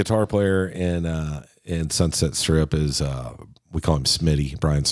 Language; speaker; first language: English; native; English